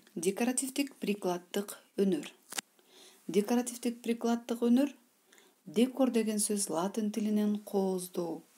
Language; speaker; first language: Kyrgyz; non-native, local second language; Uzbek